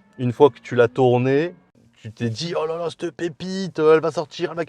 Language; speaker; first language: French; native; French